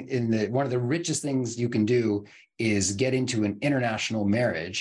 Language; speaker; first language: English; native; English